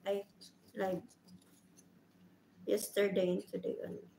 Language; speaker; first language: English; non-native, learner; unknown